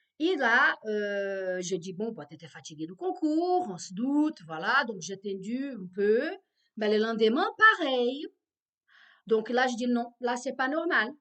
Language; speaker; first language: French; non-native, fluent; Portuguese